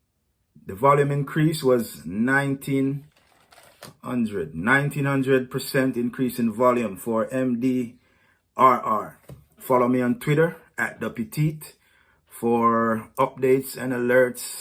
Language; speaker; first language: English; native; English